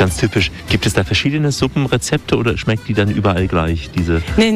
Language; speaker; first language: German; native; German